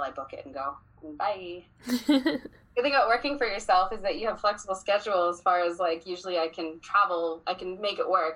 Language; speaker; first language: English; native; English